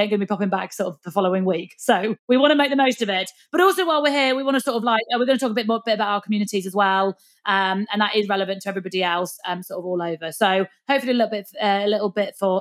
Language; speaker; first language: English; native; English